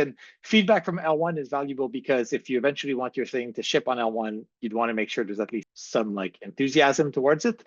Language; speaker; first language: English; native; English